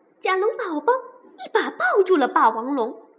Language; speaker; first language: Chinese; native; Chinese